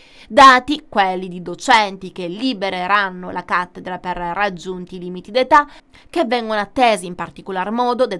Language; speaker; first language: Italian; native; Italian